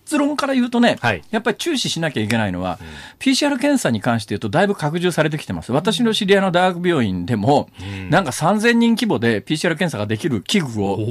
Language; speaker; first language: Japanese; native; Japanese